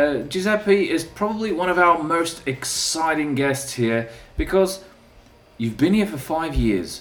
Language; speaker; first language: English; native; English